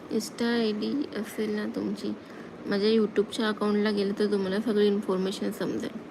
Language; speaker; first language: Hindi; non-native, local second language; Marathi